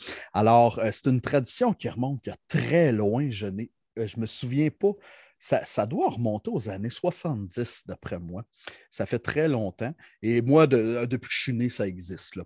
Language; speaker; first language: French; native; French